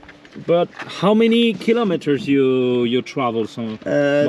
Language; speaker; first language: English; non-native, learner; French